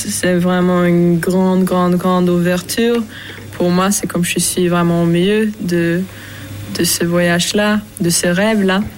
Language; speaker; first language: French; non-native, fluent; Swedish